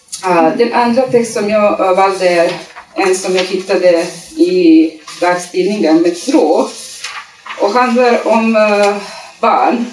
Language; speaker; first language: Swedish; non-native, learner; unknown